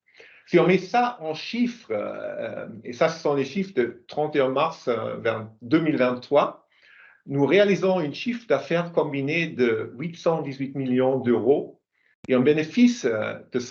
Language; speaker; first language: French; non-native, fluent; German